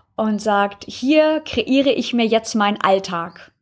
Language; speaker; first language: German; native; German